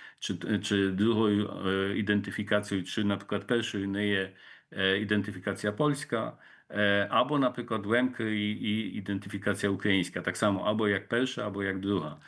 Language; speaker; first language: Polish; non-native, local second language; Ukrainian